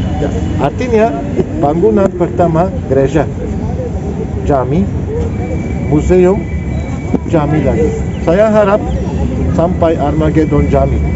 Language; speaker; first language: Indonesian; non-native, learner; Turkish